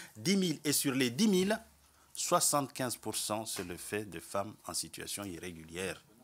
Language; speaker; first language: French; non-native, local second language; Comorian